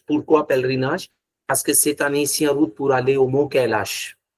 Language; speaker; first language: French; non-native, fluent; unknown